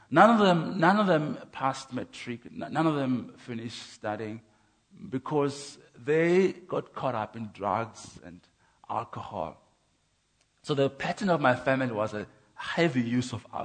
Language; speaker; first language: English; non-native, local second language; Xhosa